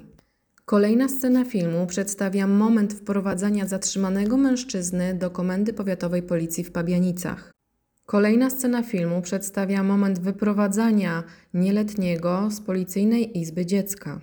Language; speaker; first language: Polish; native; Polish